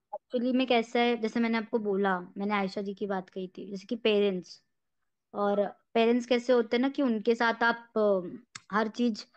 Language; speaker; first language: Hindi; native; Hindi